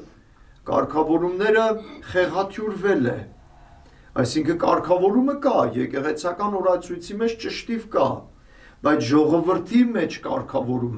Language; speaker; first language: Armenian; native; Armenian